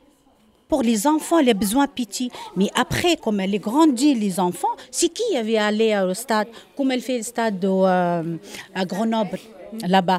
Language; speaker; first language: French; non-native, learner; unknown